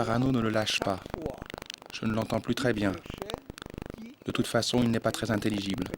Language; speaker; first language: French; native; French